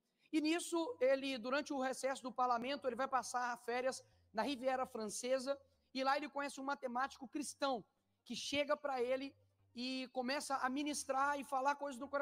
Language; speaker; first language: Portuguese; native; Portuguese